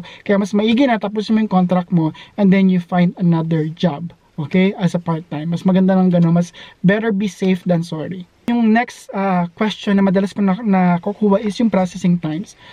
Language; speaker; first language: English; non-native, local second language; Filipino